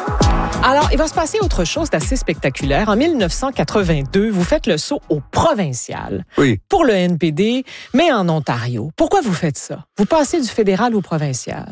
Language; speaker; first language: French; native; French